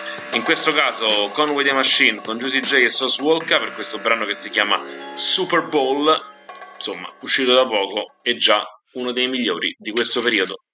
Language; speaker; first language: Italian; native; Italian